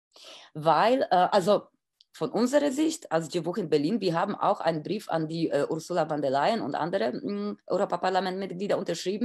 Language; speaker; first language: German; non-native, fluent; Polish